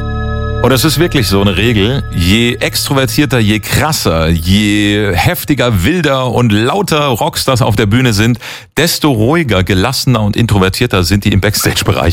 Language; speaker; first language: German; native; German